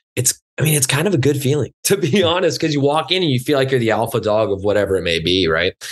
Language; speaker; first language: English; native; English